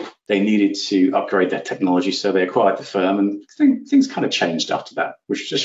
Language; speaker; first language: English; native; English